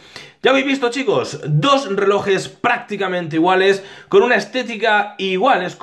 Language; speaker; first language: Spanish; native; Spanish